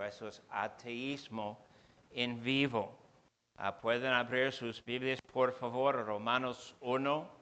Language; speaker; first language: Spanish; non-native, fluent; English